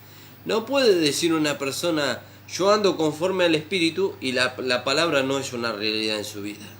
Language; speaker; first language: Spanish; native; Spanish